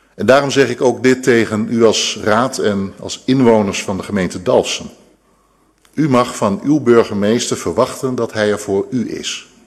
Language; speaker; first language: Dutch; native; Dutch